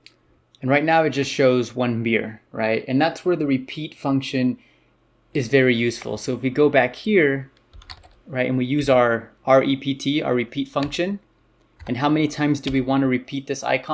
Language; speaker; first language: English; native; English